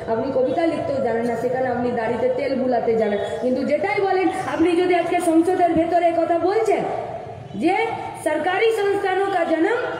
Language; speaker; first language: Hindi; non-native, local second language; Bangla